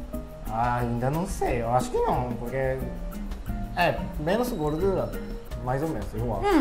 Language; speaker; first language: Portuguese; non-native, learner; Japanese